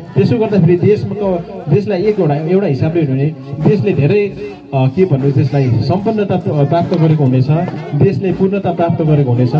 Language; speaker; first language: Nepali; native; Nepali